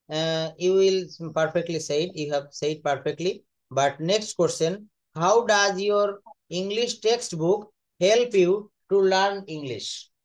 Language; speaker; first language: English; non-native, fluent; Bangla